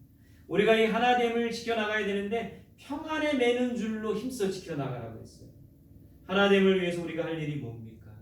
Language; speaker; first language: Korean; native; Korean